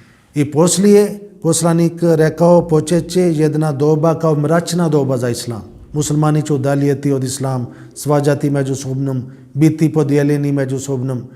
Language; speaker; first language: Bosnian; non-native, learner; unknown